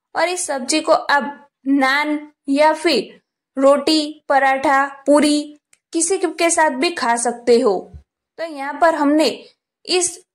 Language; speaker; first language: Hindi; non-native, local second language; Gujarati